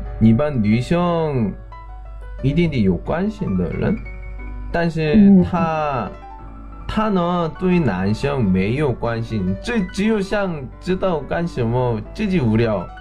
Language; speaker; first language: Chinese; non-native, learner; Korean